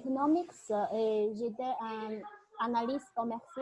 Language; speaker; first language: French; non-native, learner; Chinese